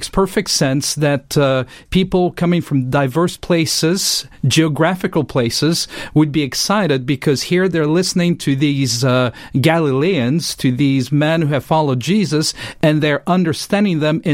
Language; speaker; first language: English; non-native, fluent; French